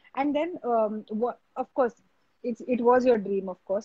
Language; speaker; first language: English; non-native, local second language; Marathi